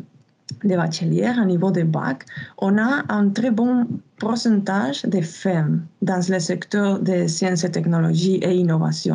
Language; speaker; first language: French; non-native, fluent; Spanish